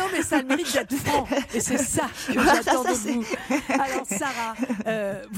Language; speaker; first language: French; native; French